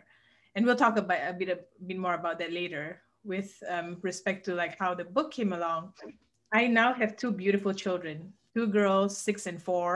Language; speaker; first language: English; non-native, local second language; Malay